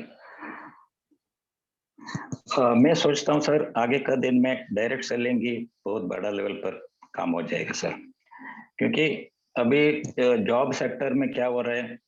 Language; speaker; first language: Hindi; non-native, local second language; Kannada